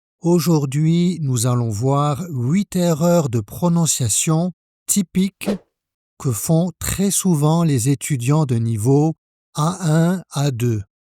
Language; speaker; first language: French; native; French